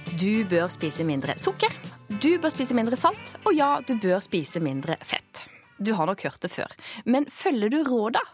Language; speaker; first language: Norwegian; native; Norwegian